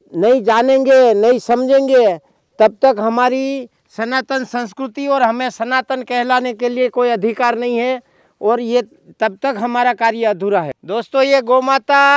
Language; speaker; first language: Hindi; non-native, local second language; Gujarati